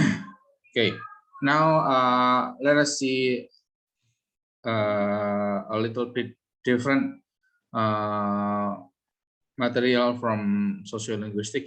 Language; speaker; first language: English; non-native, fluent; Indonesian